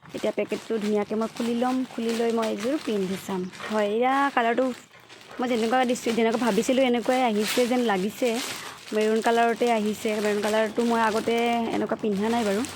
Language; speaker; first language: Assamese; native; Assamese